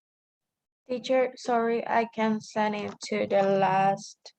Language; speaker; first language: English; non-native, learner; Spanish